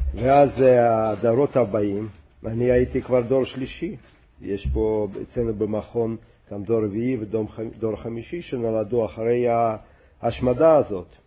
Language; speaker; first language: Hebrew; non-native, fluent; Russian